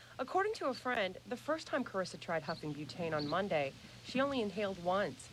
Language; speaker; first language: English; native; English